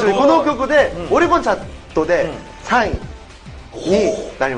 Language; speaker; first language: Japanese; non-native, learner; Korean